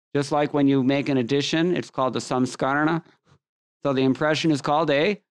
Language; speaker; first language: English; native; English